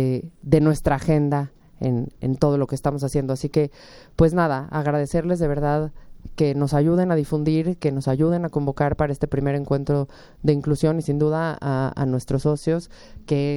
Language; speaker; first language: Spanish; native; Spanish